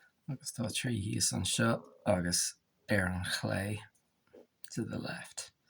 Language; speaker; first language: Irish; non-native, local second language; English